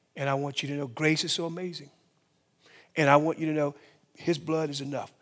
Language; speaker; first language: English; native; English